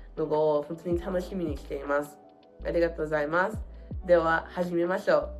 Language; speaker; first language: Japanese; non-native, fluent; English